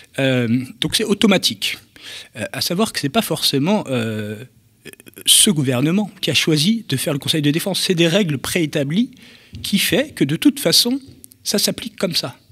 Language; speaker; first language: French; native; French